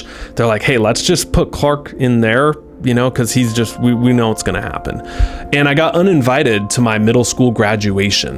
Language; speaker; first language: English; native; English